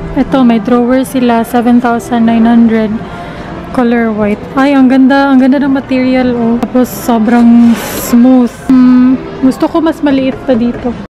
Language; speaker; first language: Filipino; non-native, local second language; Cebuano